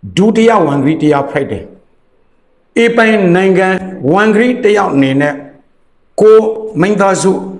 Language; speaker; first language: Burmese; native; Burmese